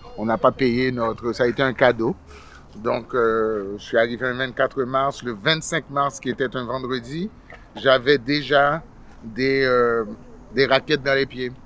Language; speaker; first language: French; early bilingual, other home language; Haitian Creole